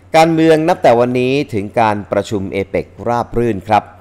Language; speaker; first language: Thai; native; Thai